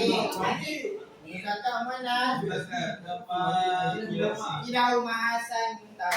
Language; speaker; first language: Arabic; non-native, learner; Malay